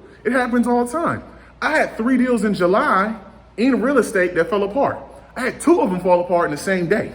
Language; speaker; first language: English; native; English